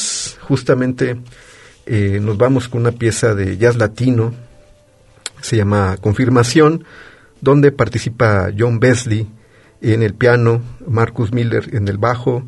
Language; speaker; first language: Spanish; native; Spanish